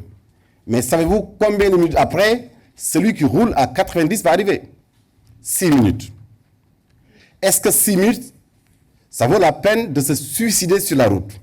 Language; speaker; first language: French; non-native, local second language; Wolof